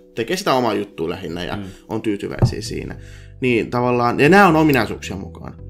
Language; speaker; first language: Finnish; early bilingual, other home language; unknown